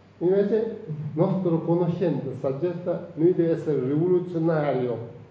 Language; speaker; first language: Italian; non-native, learner; Tibetan